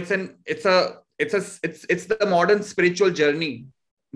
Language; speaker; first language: English; non-native, local second language; Hindi